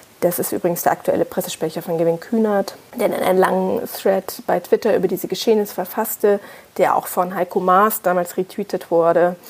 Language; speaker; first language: German; native; German